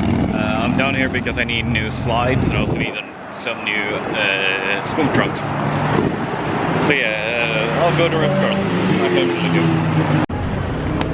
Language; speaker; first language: English; non-native, fluent; Swedish